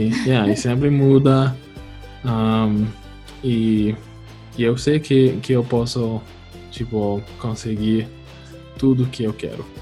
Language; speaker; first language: Portuguese; non-native, fluent; English